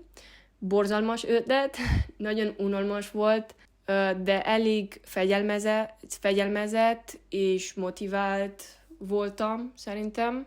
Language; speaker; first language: Hungarian; non-native, learner; Spanish